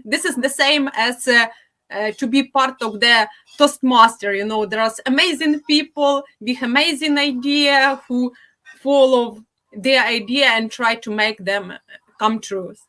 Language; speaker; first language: English; non-native, fluent; Ukrainian